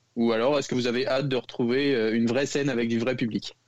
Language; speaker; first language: French; early bilingual, heritage; Spanish